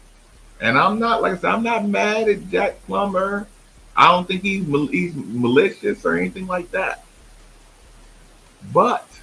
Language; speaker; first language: English; native; English